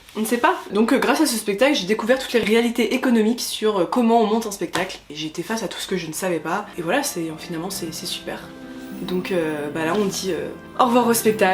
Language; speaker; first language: French; native; French